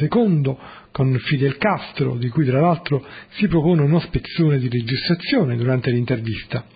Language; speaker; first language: Italian; native; Italian